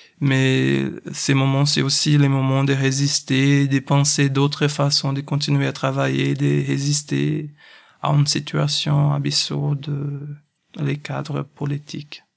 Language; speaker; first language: French; non-native, fluent; Portuguese